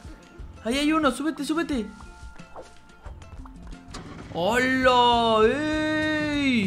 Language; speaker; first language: Spanish; native; Spanish